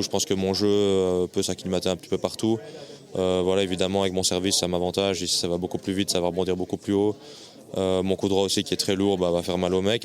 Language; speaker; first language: French; native; French